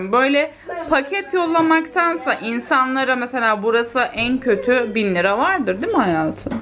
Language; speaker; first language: Turkish; native; Turkish